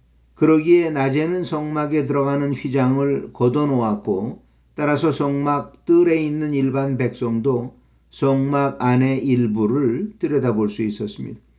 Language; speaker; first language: Korean; native; Korean